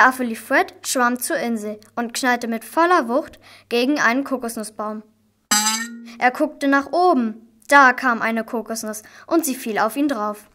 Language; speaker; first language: German; native; German